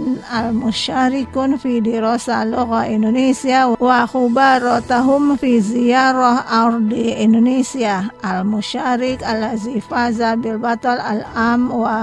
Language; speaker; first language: Arabic; non-native, fluent; Indonesian